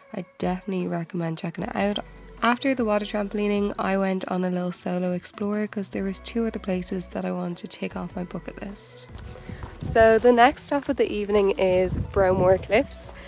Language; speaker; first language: English; native; English